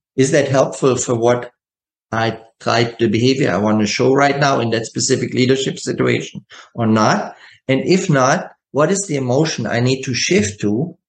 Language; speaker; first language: English; non-native, fluent; German